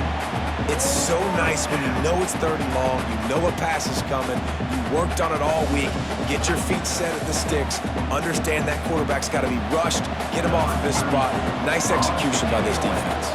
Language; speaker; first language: English; native; English